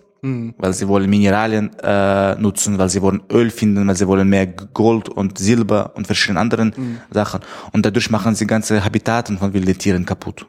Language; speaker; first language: German; non-native, fluent; Tajik